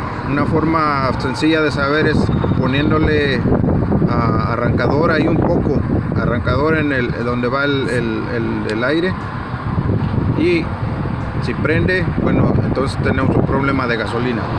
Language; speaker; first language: Spanish; native; Spanish